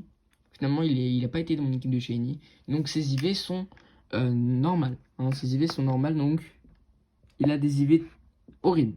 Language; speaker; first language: French; native; French